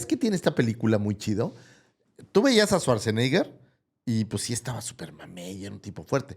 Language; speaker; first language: Spanish; native; Spanish